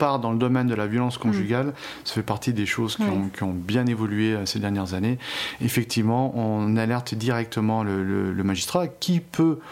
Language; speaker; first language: French; native; French